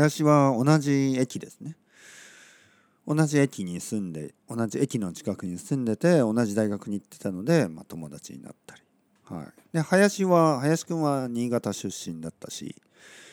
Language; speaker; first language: Japanese; native; Japanese